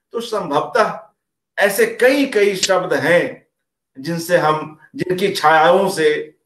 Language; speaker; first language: Hindi; native; Hindi